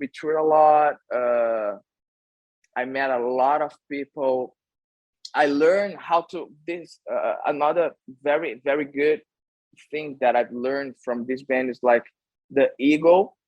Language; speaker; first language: English; non-native, fluent; Portuguese